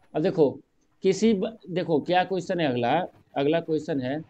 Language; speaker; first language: Hindi; native; Hindi